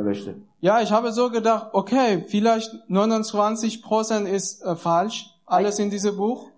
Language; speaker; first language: German; non-native, learner; Persian